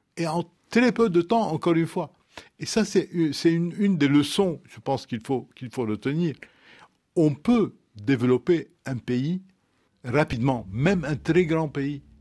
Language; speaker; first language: French; non-native, local second language; Arabic